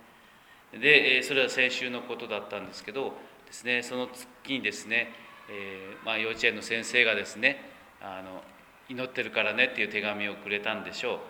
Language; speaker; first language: Japanese; native; Japanese